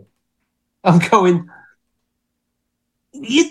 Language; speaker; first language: English; native; English